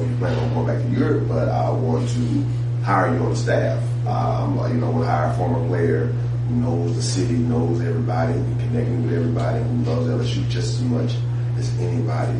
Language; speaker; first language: English; native; English